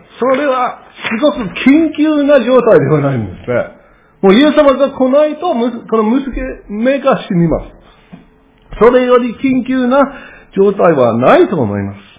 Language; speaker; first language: Japanese; non-native, fluent; English